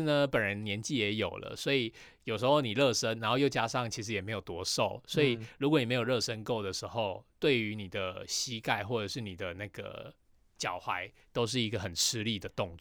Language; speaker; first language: Chinese; native; Chinese